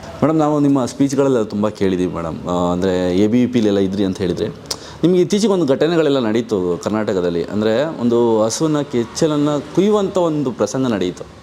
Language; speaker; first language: Kannada; native; Kannada